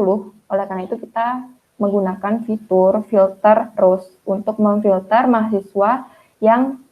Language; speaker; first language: Indonesian; native; Indonesian